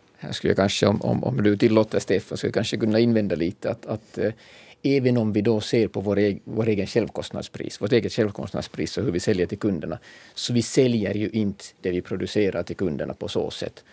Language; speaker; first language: Swedish; native; Swedish